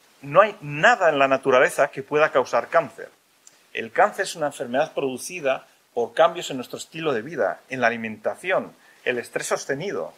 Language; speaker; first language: Spanish; native; Spanish